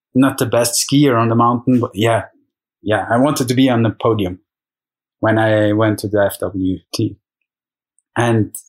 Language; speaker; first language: English; non-native, fluent; German